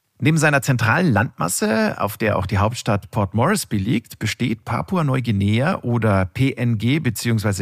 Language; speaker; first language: German; native; German